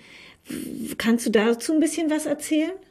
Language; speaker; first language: German; native; German